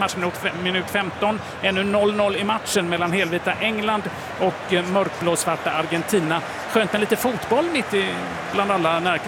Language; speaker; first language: Swedish; native; Swedish